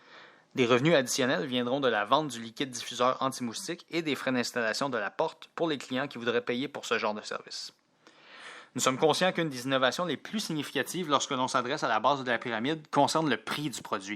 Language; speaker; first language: French; native; French